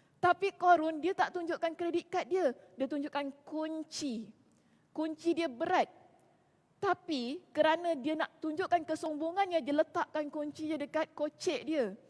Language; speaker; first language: Malay; native; Malay